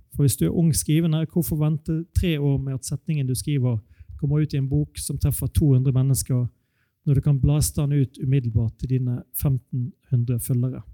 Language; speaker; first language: Norwegian; native; Norwegian